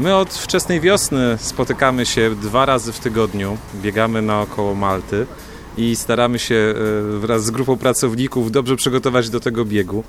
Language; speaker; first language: Polish; native; Polish